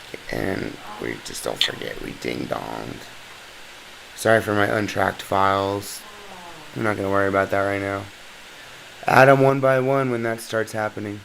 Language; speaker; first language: English; native; English